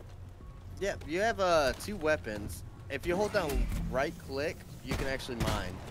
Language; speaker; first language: English; native; English